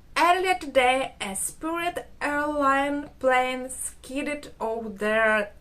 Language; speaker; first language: English; non-native, fluent; Ukrainian